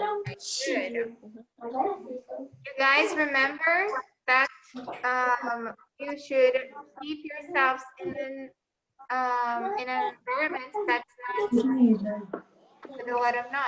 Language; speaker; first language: English; non-native, fluent; Portuguese